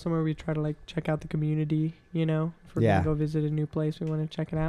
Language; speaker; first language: English; native; English